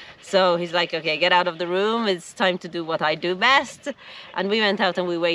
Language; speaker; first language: English; native; English